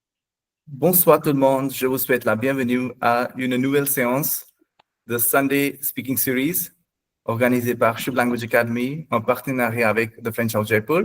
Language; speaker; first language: French; non-native, fluent; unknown